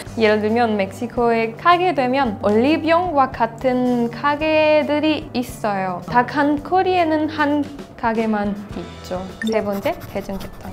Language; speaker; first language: Korean; non-native, fluent; Spanish